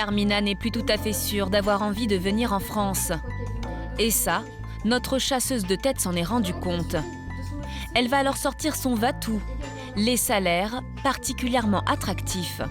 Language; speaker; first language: French; native; French